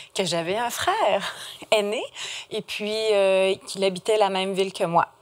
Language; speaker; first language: French; native; French